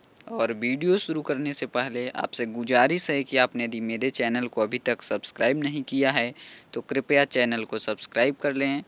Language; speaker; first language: Hindi; native; Hindi